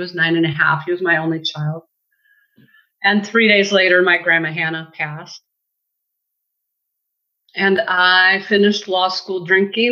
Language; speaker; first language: English; native; English